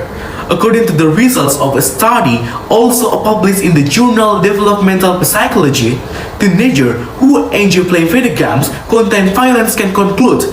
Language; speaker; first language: English; non-native, learner; Indonesian